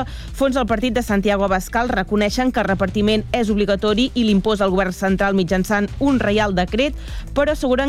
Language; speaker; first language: Catalan; native; Catalan